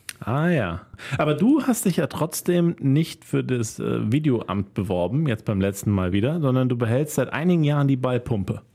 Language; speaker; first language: German; native; German